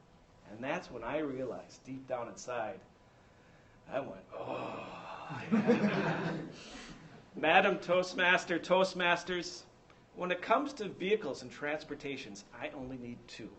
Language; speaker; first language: English; native; English